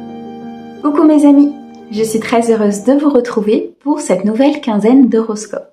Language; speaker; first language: French; native; French